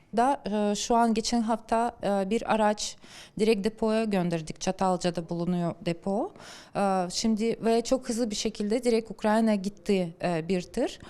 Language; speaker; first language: Turkish; non-native, fluent; Ukrainian